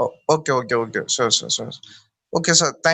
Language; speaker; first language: English; non-native, local second language; Tamil